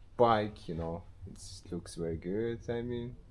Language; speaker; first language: English; non-native, learner; Mongolian